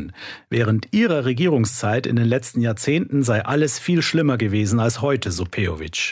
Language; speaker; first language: German; native; German